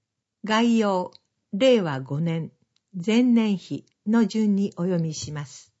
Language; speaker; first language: Japanese; native; Japanese